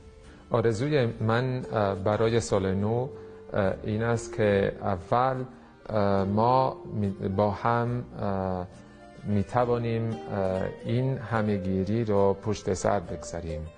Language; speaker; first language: Persian; non-native, fluent; Italian